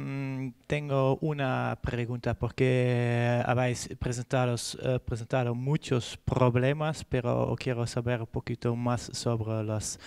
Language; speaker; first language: Spanish; non-native, fluent; Dutch